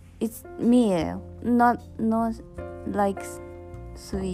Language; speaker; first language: English; non-native, learner; Japanese